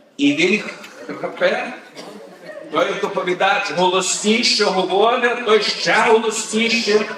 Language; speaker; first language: Ukrainian; early bilingual, heritage; Ukrainian